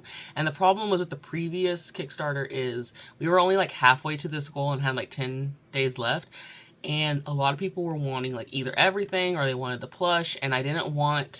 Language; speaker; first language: English; native; English